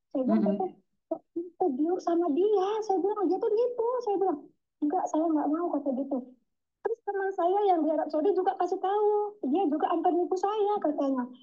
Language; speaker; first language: Indonesian; native; Indonesian